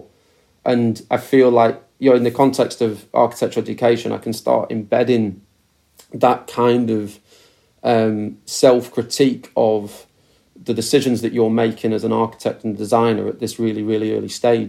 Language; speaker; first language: English; native; English